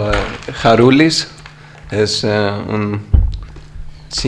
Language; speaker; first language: Spanish; non-native, learner; Greek